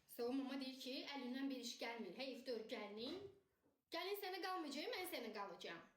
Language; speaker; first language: Azerbaijani; native; Azerbaijani